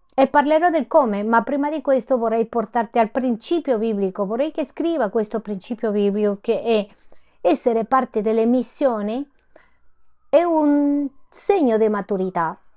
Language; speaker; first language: Italian; non-native, fluent; Spanish